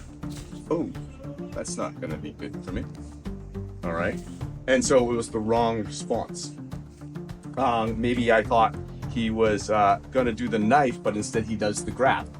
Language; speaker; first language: English; native; English